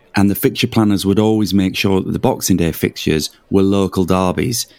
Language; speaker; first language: English; native; English